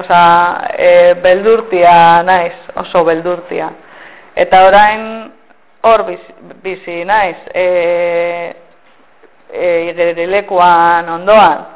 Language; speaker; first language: Basque; non-native, local second language; Spanish